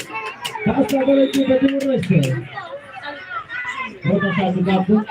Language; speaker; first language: Portuguese; non-native, local second language; Tetum